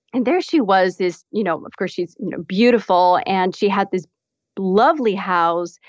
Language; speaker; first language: English; non-native, fluent; Dutch